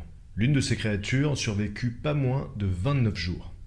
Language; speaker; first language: French; native; French